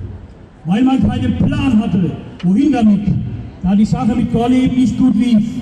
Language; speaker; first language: German; native; German